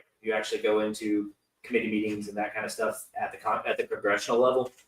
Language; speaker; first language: English; native; English